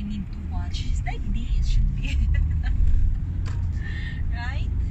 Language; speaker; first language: English; non-native, local second language; Filipino